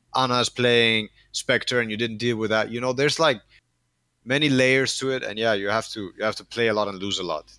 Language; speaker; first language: English; non-native, fluent; Danish